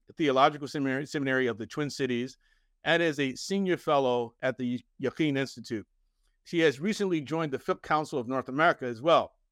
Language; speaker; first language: English; native; English